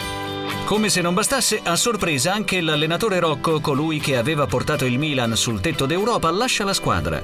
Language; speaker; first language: Italian; native; Italian